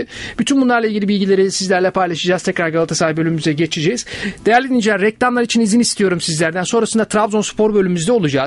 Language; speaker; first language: Turkish; native; Turkish